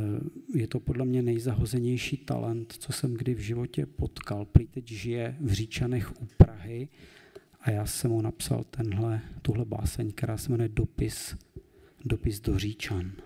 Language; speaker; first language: Czech; native; Czech